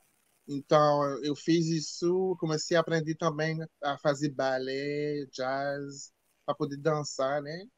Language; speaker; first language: Portuguese; non-native, fluent; French